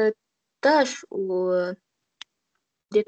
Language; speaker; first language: French; non-native, learner; Arabic